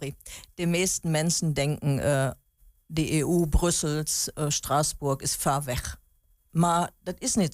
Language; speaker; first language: Dutch; non-native, learner; German